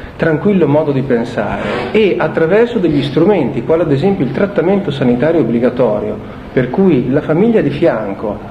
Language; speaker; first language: Italian; native; Italian